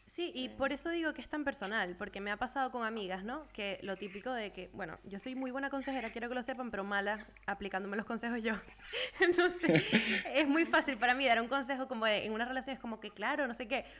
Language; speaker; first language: Spanish; native; Spanish